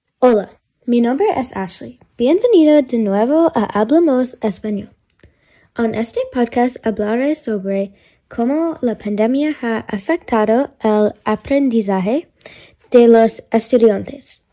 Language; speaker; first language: Spanish; non-native, learner; English